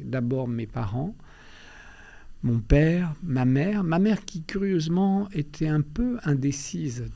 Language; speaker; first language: French; early bilingual, other home language; Albanian